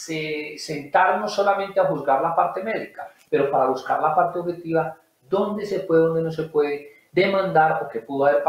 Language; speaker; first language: Spanish; native; Spanish